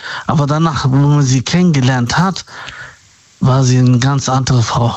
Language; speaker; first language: German; native; German